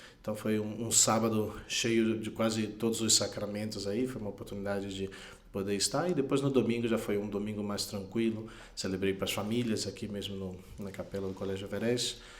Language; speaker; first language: Portuguese; non-native, fluent; Spanish